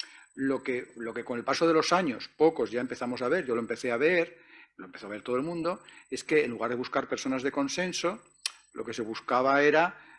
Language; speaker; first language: Spanish; native; Spanish